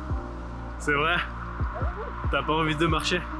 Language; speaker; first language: French; native; French